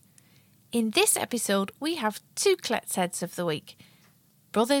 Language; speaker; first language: English; native; English